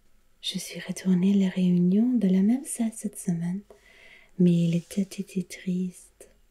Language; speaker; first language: French; non-native, learner; German